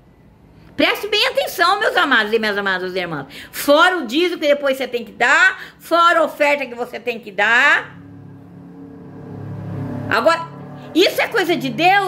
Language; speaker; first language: Portuguese; native; Portuguese